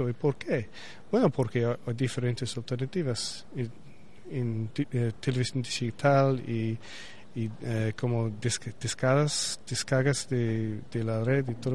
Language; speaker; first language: Spanish; non-native, learner; English